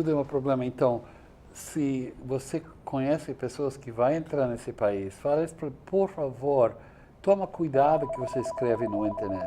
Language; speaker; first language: Portuguese; non-native, fluent; English